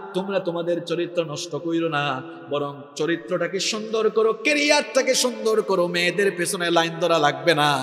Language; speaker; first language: Bangla; native; Bangla